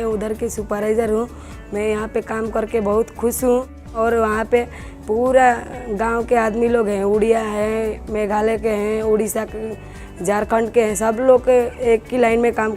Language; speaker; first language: Hindi; non-native, local second language; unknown